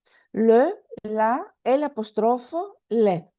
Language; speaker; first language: French; non-native, fluent; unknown